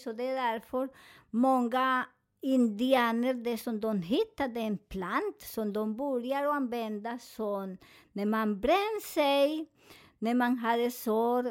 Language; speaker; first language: Swedish; non-native, learner; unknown